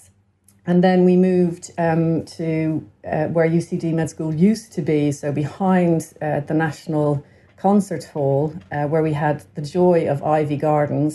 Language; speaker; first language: English; native; English